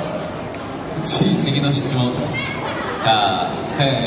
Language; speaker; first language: Japanese; non-native, learner; Korean